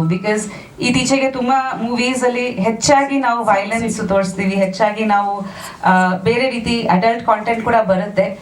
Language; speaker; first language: Kannada; non-native, fluent; Bangla